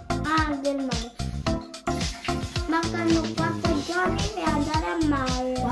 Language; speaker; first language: Italian; early bilingual, other home language; Filipino